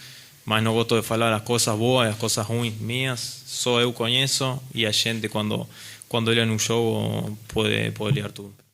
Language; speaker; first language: Portuguese; non-native, fluent; Spanish